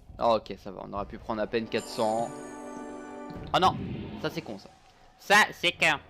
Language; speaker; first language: French; native; French